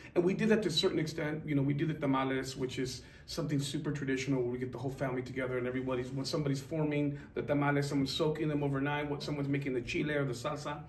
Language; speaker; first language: English; native; English